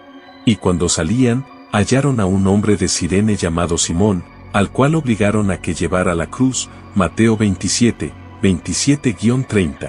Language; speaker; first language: Spanish; native; Spanish